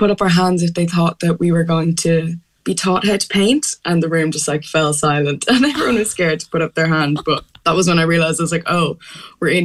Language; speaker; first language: English; native; English